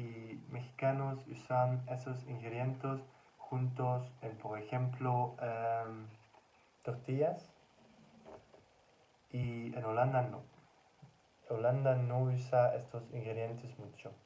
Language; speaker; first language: Spanish; non-native, learner; Dutch